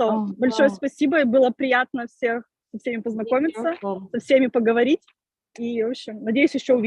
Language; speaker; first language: Russian; native; Russian